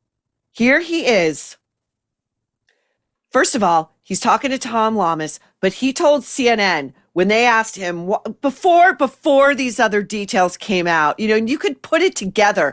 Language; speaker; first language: English; native; English